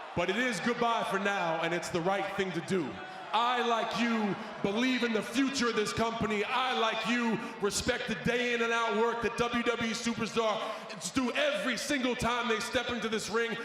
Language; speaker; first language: English; native; English